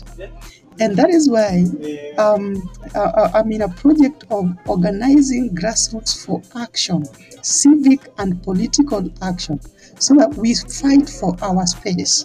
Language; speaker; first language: English; non-native, local second language; Luo (Kenya and Tanzania)